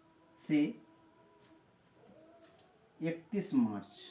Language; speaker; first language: Hindi; native; Hindi